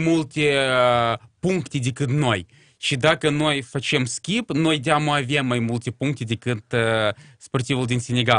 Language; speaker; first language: Romanian; non-native, local second language; Russian